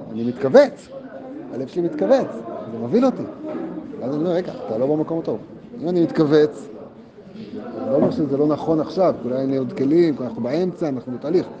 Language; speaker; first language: Hebrew; native; Hebrew